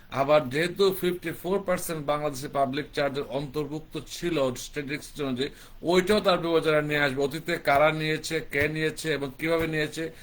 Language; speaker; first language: Bangla; early bilingual, heritage; Bangla